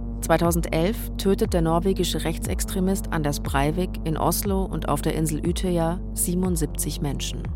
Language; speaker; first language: German; native; German